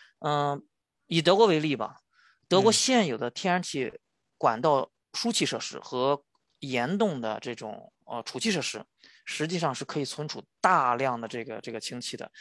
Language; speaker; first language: Chinese; native; Chinese